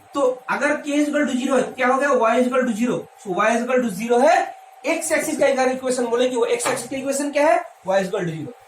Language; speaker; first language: Hindi; non-native, local second language; Bangla